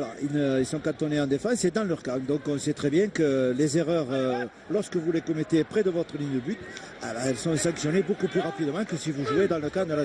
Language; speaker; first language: French; native; French